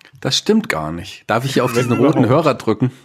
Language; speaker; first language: German; native; German